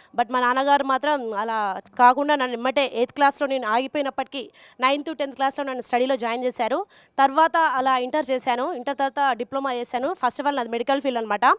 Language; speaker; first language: Telugu; native; Telugu